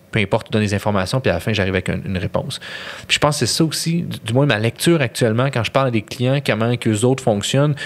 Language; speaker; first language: French; native; French